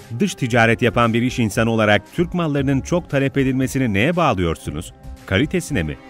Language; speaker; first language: Turkish; native; Turkish